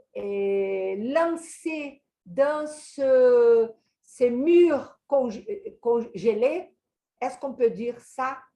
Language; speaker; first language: French; non-native, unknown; Portuguese